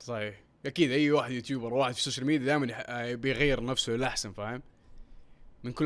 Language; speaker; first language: Arabic; native; Arabic